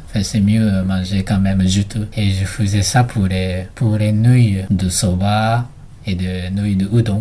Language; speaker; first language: French; non-native, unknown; Japanese